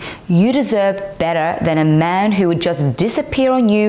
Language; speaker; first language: English; native; English